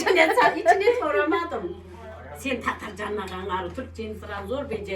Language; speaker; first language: Turkish; native; Turkish